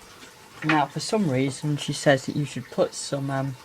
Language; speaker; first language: English; native; English